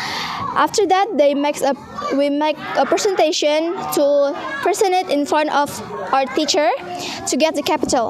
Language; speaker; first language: English; non-native, local second language; Indonesian